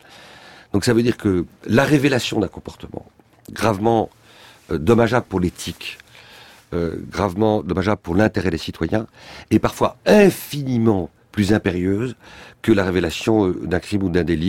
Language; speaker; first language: French; native; French